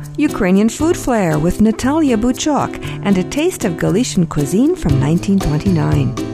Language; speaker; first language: English; early bilingual, other home language; Ukrainian